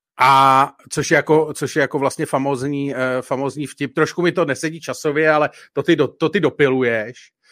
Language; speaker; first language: Czech; native; Czech